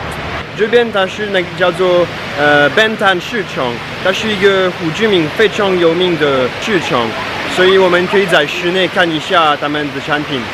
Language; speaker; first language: Chinese; non-native, fluent; French